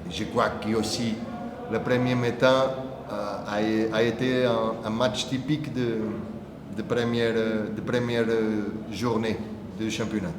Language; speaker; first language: French; non-native, fluent; Portuguese